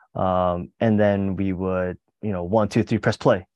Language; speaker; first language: English; native; English